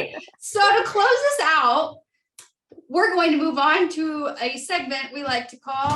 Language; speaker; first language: English; native; English